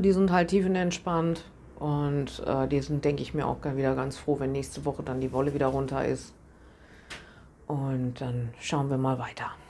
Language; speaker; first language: German; native; German